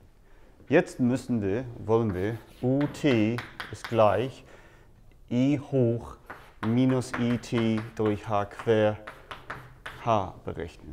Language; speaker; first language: German; non-native, fluent; English